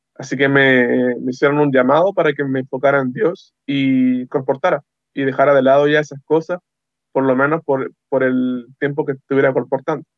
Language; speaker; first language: Spanish; native; Spanish